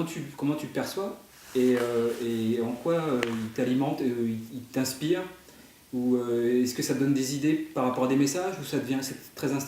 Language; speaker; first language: French; native; French